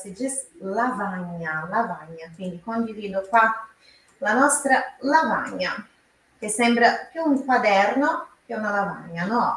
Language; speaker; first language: Italian; non-native, fluent; Portuguese